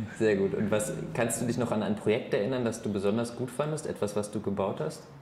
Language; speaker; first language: German; native; German